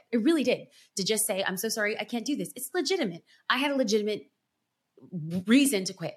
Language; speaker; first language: English; native; English